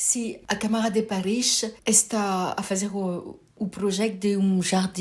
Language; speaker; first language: Portuguese; early bilingual, heritage; Portuguese